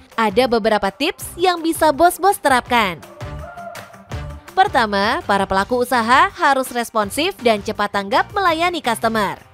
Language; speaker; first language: Indonesian; native; Indonesian